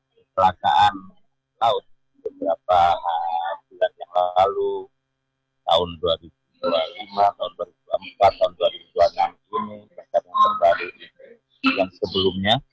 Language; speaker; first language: Indonesian; non-native, local second language; Madurese